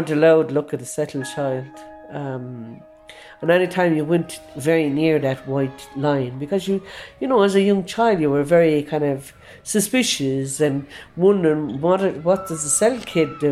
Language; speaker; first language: English; native; English